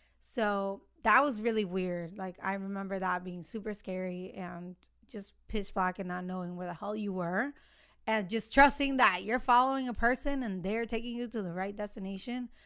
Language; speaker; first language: English; early bilingual, other home language; Spanish